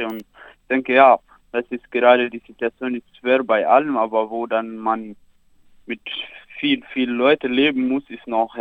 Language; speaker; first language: German; non-native, learner; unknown